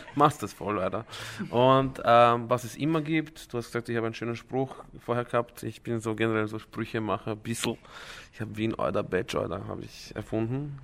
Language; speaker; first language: German; early bilingual, other home language; Croatian